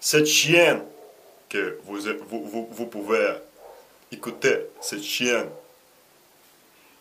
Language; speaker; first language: French; non-native, learner; Russian